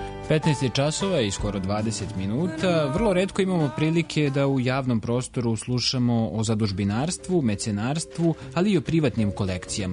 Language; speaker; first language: Serbian; native; Serbian